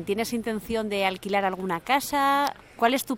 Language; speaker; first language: Spanish; native; Spanish